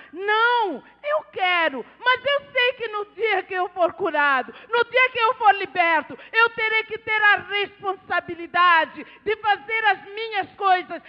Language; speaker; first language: Portuguese; non-native, local second language; Tsonga